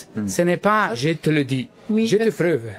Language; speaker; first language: French; non-native, learner; Italian